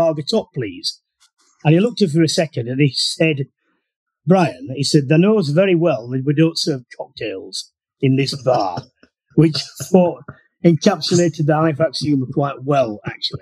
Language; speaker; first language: English; native; English